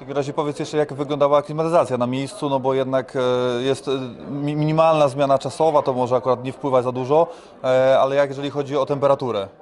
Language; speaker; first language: Polish; native; Polish